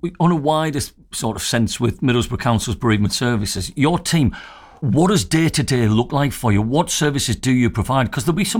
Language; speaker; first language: English; native; English